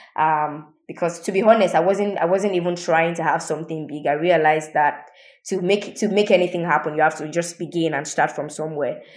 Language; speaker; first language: English; non-native, local second language; Yoruba